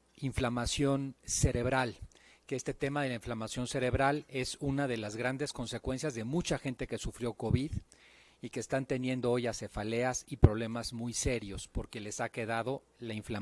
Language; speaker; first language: Spanish; native; Spanish